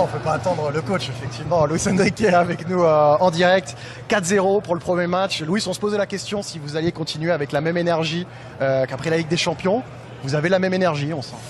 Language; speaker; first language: French; native; French